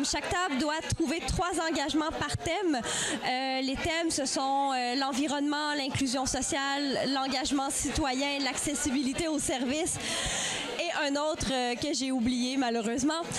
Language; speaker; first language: French; native; French